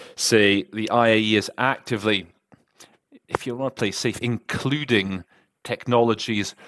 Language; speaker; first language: English; native; English